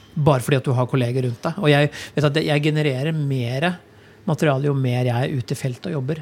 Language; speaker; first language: Norwegian; native; Norwegian